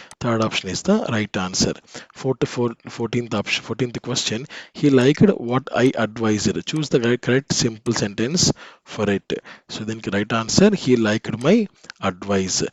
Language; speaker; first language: English; non-native, local second language; Telugu